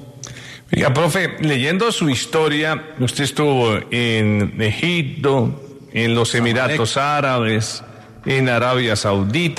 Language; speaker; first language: Spanish; native; Spanish